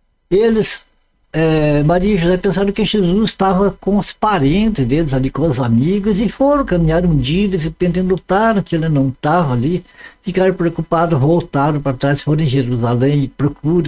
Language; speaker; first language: Portuguese; native; Portuguese